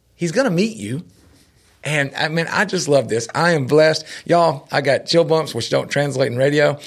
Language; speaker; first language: English; native; English